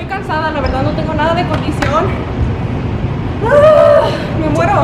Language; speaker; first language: Spanish; native; Spanish